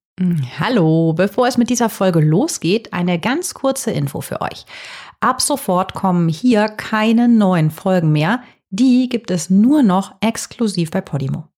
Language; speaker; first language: German; native; German